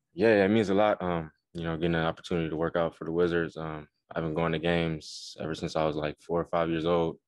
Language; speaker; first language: English; native; English